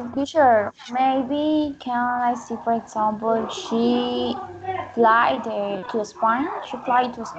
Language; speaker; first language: English; non-native, learner; Spanish